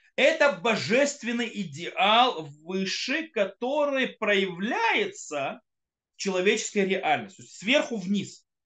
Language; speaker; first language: Russian; early bilingual, heritage; Russian